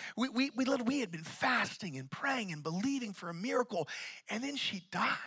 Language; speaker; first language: English; native; English